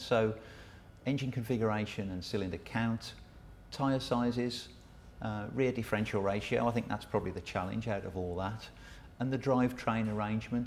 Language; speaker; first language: English; native; English